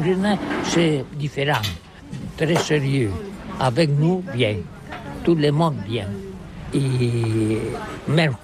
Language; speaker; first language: French; non-native, learner; Catalan